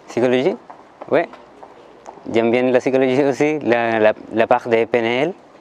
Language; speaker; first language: French; non-native, learner; Spanish